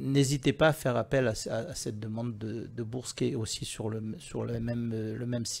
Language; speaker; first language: French; native; French